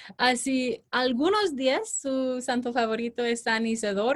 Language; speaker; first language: Spanish; non-native, fluent; English